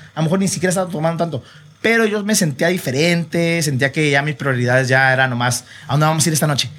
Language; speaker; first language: Spanish; early bilingual, other home language; English